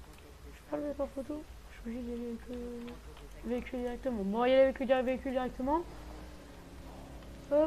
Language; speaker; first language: French; native; French